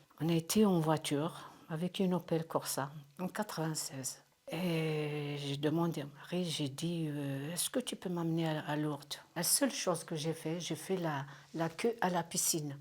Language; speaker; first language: French; non-native, local second language; Kabyle